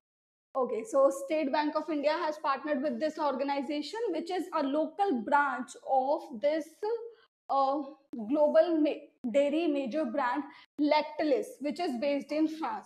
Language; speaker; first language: English; non-native, local second language; Hindi